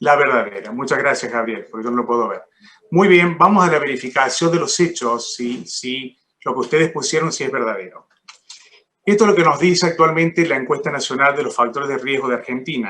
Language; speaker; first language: Spanish; native; Spanish